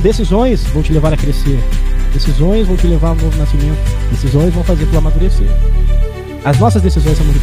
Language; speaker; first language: Portuguese; native; Portuguese